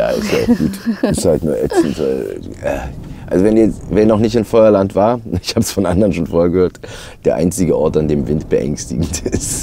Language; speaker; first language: German; native; German